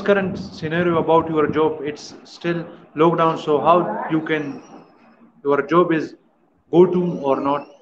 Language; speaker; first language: English; non-native, learner; Pashto